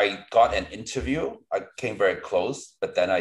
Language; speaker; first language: English; non-native, local second language; Cantonese